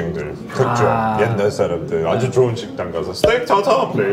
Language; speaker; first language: Korean; non-native, fluent; English